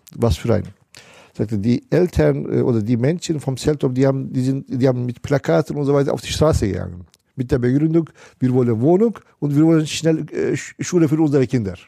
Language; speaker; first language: German; non-native, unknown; Turkish